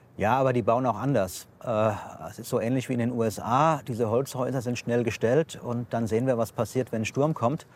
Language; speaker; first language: German; native; German